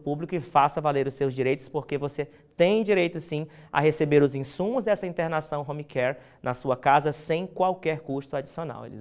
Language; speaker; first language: Portuguese; native; Portuguese